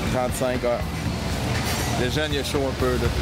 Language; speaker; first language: French; native; French